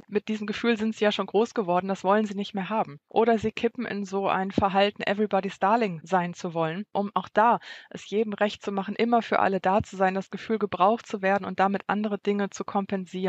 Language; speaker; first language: German; native; German